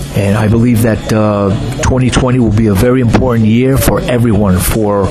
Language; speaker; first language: English; early bilingual, other home language; Greek